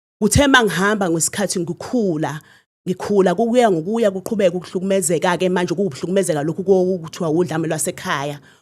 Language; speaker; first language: Zulu; native; Zulu